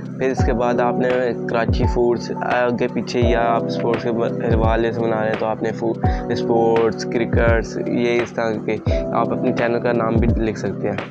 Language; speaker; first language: Urdu; native; Urdu